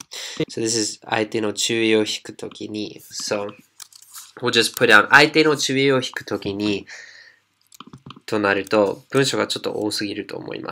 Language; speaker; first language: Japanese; non-native, fluent; English